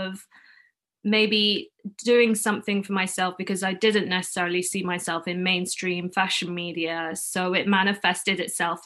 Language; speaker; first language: English; non-native, local second language; Cantonese